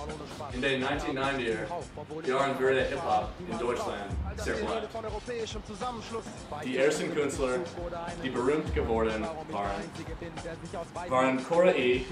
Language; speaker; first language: German; non-native, learner; English